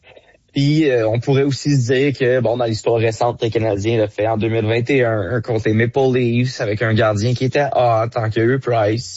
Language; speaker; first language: French; native; French